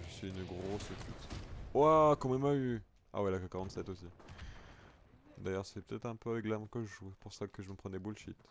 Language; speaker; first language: French; native; French